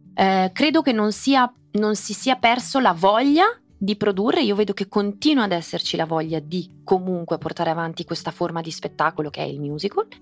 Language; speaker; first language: Italian; native; Italian